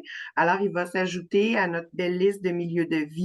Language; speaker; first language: French; native; French